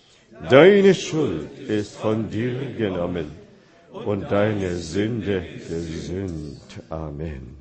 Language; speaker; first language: German; non-native, fluent; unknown